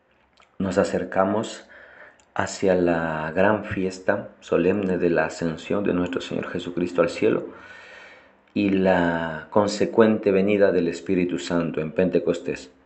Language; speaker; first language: Spanish; non-native, fluent; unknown